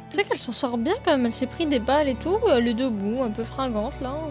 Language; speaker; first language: French; native; French